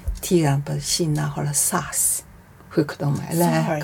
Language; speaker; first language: Swedish; non-native, learner; Chinese